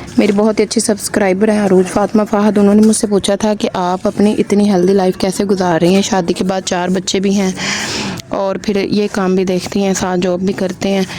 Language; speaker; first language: Urdu; non-native, local second language; Punjabi